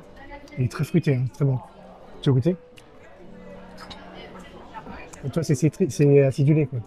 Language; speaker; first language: French; native; French